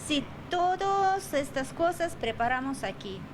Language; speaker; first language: Spanish; non-native, learner; Russian